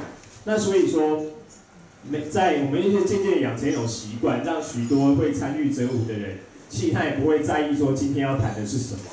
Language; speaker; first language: Chinese; native; Chinese